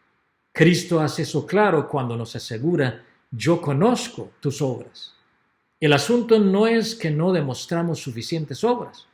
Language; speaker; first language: Spanish; native; Spanish